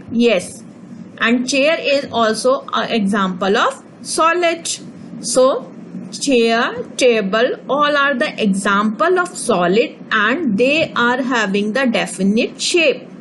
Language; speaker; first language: English; non-native, local second language; Hindi